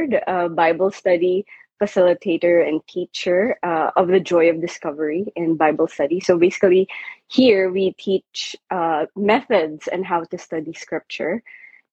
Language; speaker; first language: English; non-native, local second language; Filipino